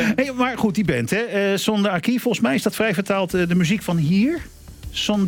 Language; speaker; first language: Dutch; native; Dutch